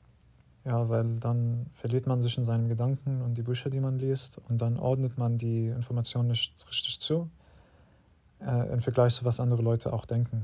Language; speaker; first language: German; non-native, fluent; Arabic